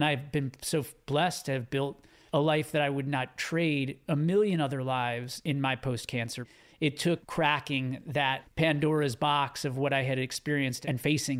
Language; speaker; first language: English; native; English